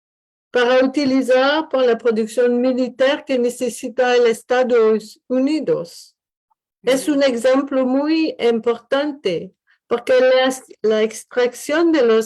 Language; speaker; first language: Spanish; non-native, learner; French